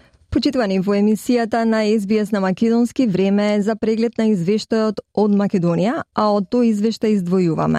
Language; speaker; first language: Macedonian; native; Macedonian